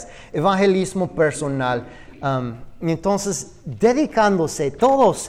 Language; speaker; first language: Spanish; non-native, fluent; English